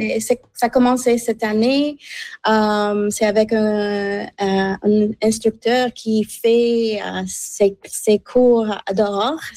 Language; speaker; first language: French; non-native, fluent; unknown